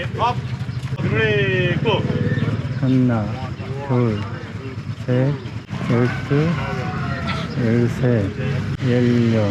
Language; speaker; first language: Korean; native; Korean